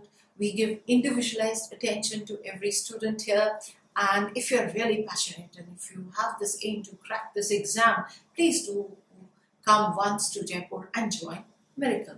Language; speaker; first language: English; non-native, local second language; Hindi